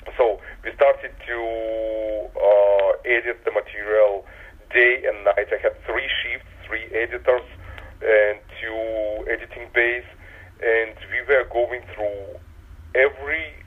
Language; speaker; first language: English; non-native, fluent; Russian